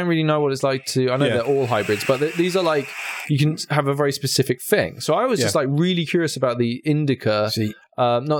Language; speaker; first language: English; native; English